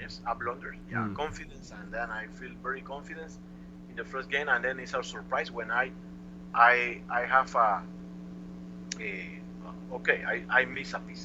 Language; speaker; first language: English; non-native, learner; Spanish